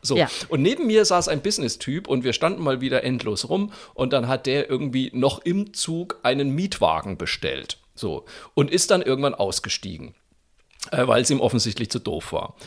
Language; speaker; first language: German; native; German